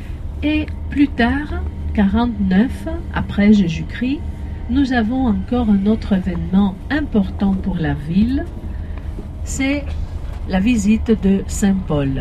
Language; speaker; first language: French; non-native, fluent; Greek